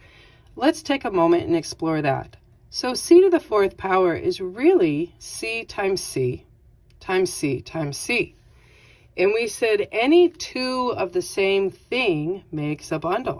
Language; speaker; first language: English; native; English